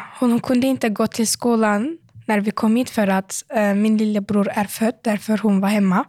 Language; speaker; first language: Swedish; non-native, learner; Turkish